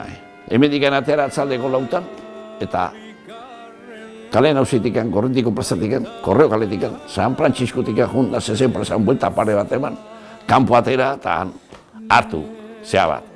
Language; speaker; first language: Basque; native; Basque